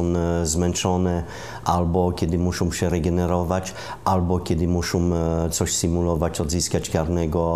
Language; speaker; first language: Polish; non-native, learner; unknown